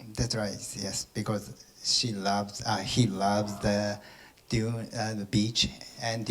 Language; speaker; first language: English; non-native, learner; Japanese